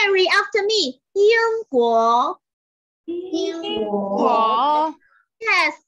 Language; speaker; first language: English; non-native, learner; Chinese